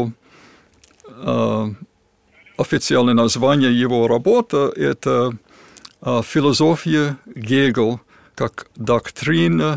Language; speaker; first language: Russian; non-native, fluent; English